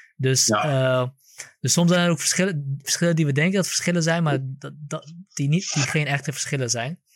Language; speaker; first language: Dutch; early bilingual, other home language; Kurdish